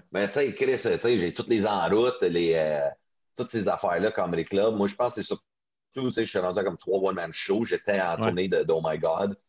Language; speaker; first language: French; non-native, local second language; English